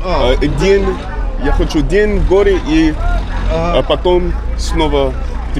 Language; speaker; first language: Russian; non-native, learner; English